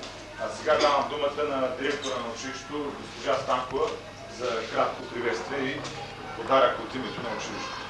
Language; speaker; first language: Bulgarian; native; Bulgarian